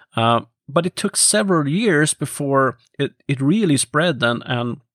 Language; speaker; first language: English; non-native, fluent; Swedish